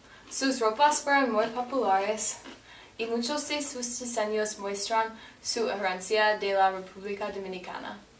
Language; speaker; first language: Spanish; non-native, learner; English